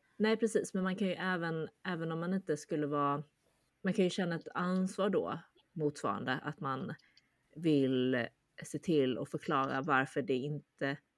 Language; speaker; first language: Swedish; early bilingual, other home language; Chinese